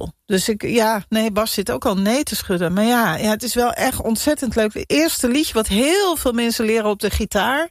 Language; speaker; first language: Dutch; native; Dutch